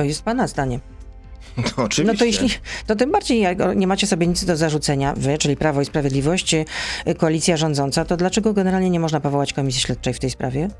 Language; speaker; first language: Polish; native; Polish